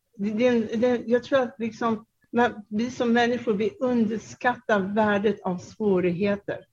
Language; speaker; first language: Swedish; non-native, fluent; Czech